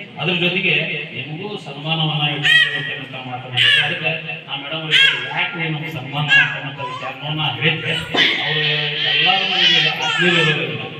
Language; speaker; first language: Kannada; native; Kannada